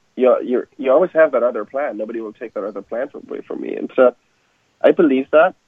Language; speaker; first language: English; non-native, fluent; German